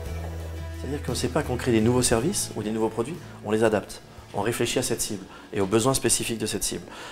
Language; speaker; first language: French; native; French